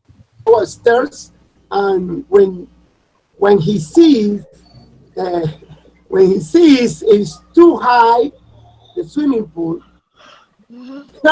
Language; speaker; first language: English; non-native, learner; Spanish